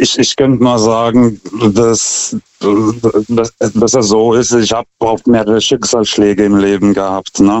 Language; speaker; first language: German; non-native, fluent; Lithuanian